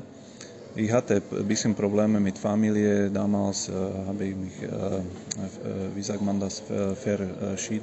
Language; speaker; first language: German; non-native, learner; Slovak